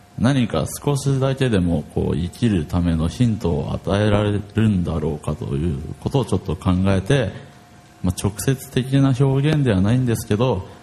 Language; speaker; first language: Japanese; native; Japanese